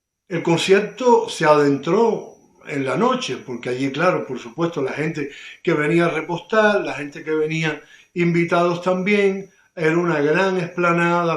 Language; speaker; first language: Spanish; native; Spanish